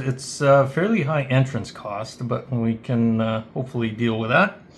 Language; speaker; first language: English; native; English